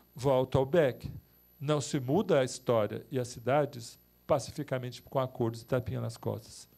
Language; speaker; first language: Portuguese; native; Portuguese